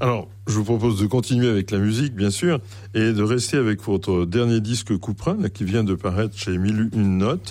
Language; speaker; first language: French; native; French